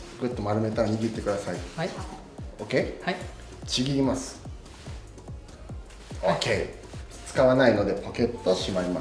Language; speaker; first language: Japanese; non-native, learner; Korean